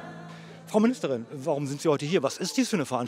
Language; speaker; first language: German; native; German